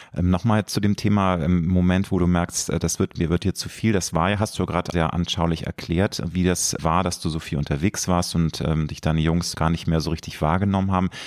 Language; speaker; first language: German; native; German